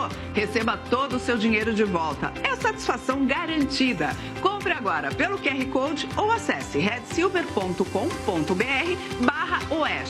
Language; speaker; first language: Portuguese; native; Portuguese